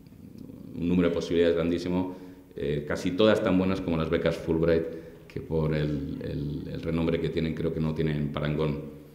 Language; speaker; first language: Spanish; native; Spanish